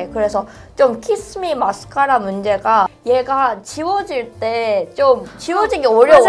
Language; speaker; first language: Korean; non-native, fluent; Japanese